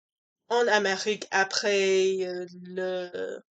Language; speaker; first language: French; non-native, learner; English